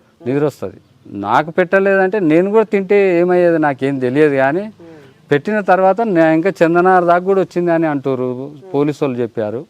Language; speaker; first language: Telugu; native; Telugu